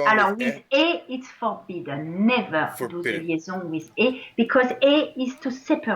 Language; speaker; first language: English; non-native, fluent; French